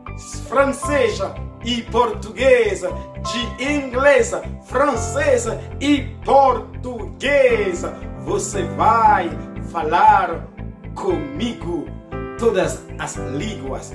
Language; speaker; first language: Portuguese; non-native, fluent; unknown